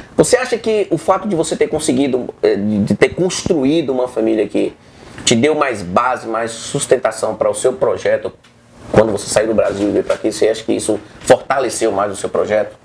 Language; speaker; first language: Portuguese; native; Portuguese